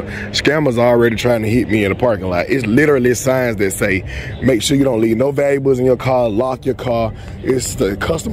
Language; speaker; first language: English; native; English